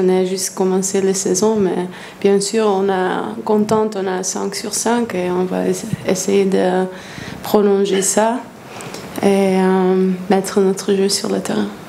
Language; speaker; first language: French; non-native, fluent; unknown